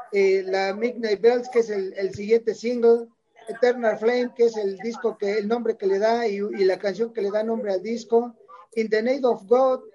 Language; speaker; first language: Spanish; native; Spanish